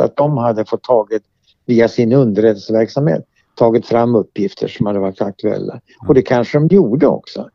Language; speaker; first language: Swedish; native; Swedish